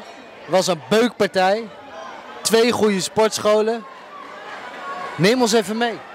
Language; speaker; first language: Dutch; native; Dutch